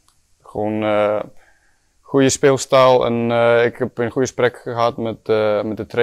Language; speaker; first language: Dutch; non-native, fluent; Icelandic